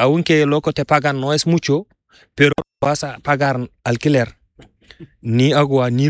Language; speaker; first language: Spanish; non-native, learner; Fula